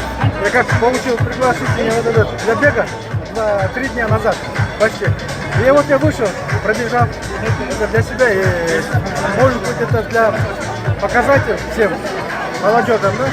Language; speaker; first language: Russian; non-native, local second language; Kyrgyz